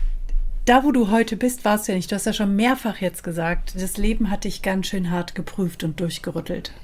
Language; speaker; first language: German; native; German